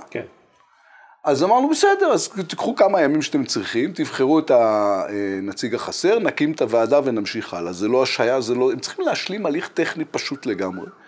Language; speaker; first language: Hebrew; native; Hebrew